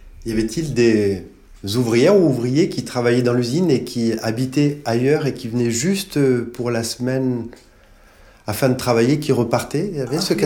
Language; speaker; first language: French; native; French